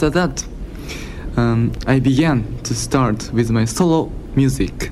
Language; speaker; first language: English; non-native, learner; Japanese